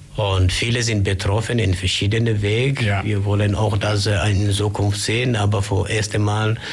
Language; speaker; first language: German; non-native, learner; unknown